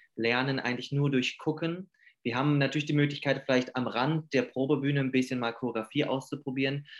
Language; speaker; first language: German; native; German